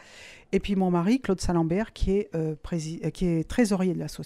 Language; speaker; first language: French; native; French